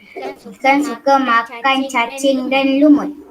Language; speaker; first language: Malay; native; Malay